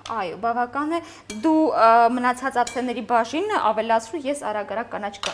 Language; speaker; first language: Armenian; native; Armenian